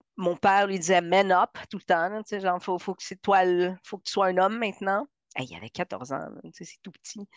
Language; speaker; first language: French; non-native, fluent; Spanish